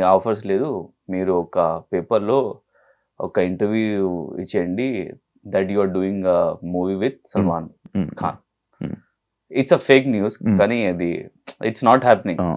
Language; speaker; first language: Telugu; non-native, learner; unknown